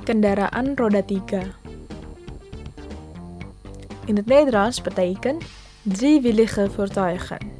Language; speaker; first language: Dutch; non-native, fluent; Indonesian